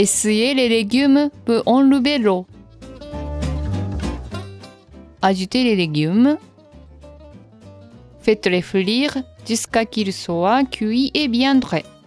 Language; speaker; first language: French; non-native, learner; Japanese